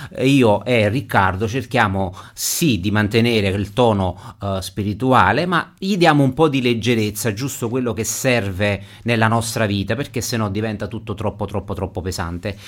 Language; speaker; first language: Italian; native; Italian